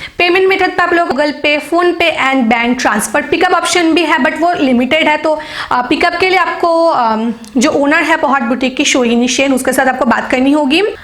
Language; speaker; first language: Hindi; non-native, local second language; Bangla